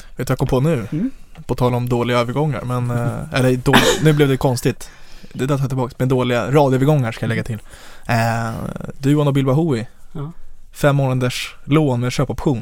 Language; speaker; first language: Swedish; native; Swedish